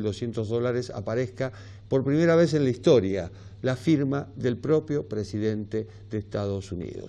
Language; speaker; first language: Spanish; native; Spanish